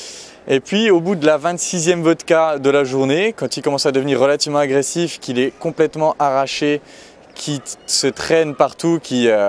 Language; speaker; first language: French; native; French